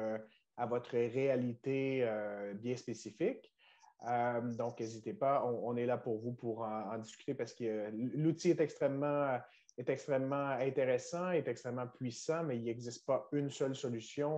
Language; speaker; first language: French; native; French